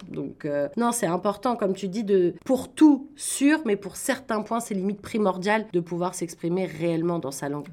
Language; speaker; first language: French; native; French